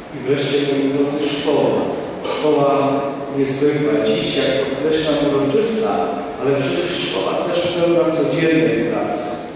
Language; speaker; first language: Polish; native; Polish